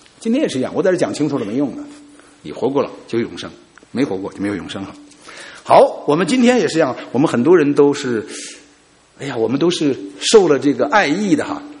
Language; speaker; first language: Chinese; native; Chinese